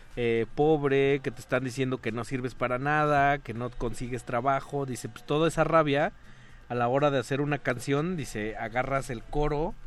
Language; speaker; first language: Spanish; native; Spanish